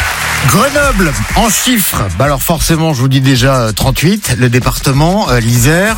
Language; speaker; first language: French; native; French